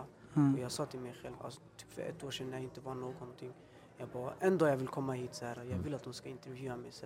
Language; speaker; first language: Swedish; early bilingual, other home language; Albanian